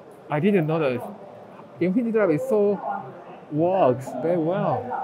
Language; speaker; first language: English; non-native, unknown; Japanese